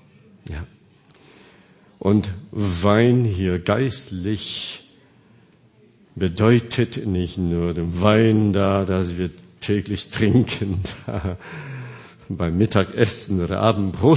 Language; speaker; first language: German; non-native, fluent; Korean